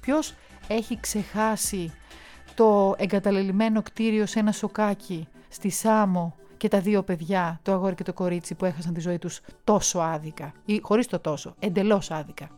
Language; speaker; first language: Greek; native; Greek